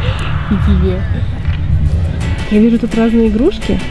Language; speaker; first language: Russian; native; Russian